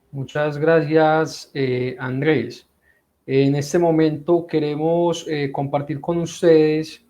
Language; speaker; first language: Spanish; native; Spanish